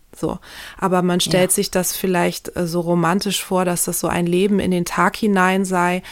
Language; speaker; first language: German; early bilingual, other home language; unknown